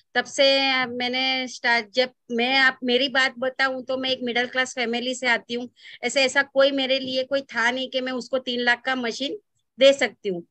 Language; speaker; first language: Hindi; non-native, local second language; Gujarati